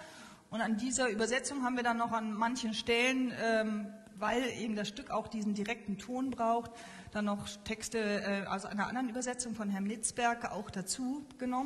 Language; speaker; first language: German; native; German